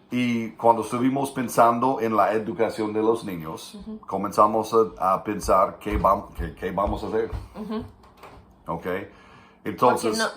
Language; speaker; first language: Spanish; non-native, fluent; English